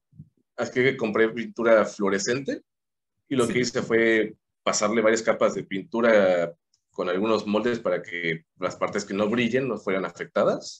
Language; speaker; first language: Spanish; native; Spanish